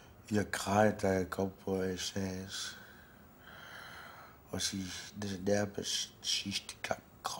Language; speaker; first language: Danish; non-native, local second language; Kalaallisut